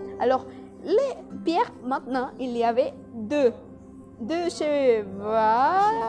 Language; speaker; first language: French; non-native, learner; Spanish